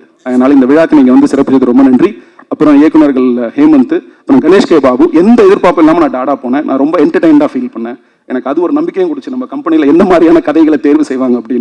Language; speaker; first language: Tamil; native; Tamil